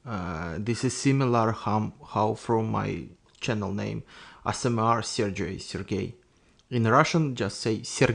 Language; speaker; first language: English; non-native, learner; Russian